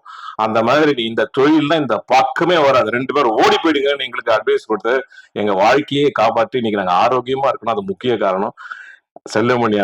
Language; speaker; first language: Tamil; native; Tamil